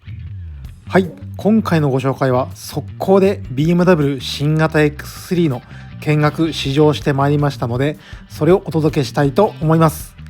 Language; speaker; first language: Japanese; native; Japanese